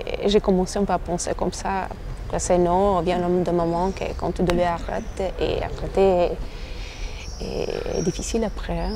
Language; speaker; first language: French; non-native, fluent; Albanian